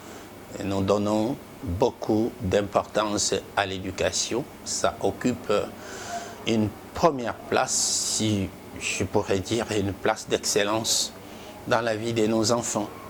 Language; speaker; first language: French; non-native, local second language; Lingala